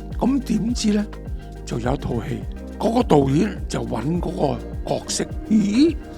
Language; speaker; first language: Cantonese; native; Cantonese